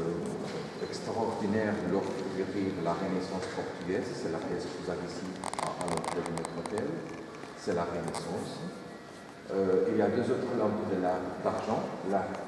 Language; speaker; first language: French; non-native, fluent; Portuguese